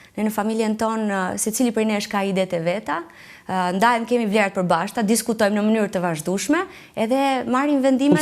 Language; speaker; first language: Albanian; native; Albanian